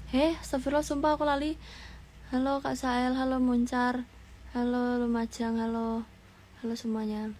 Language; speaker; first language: Indonesian; non-native, local second language; Javanese